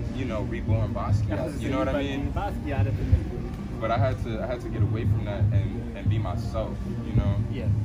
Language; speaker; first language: English; native; English